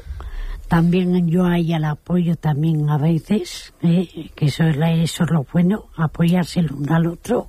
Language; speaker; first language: Spanish; native; Spanish